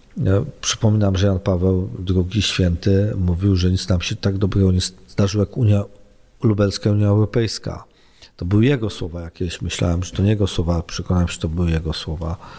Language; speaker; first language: Polish; native; Polish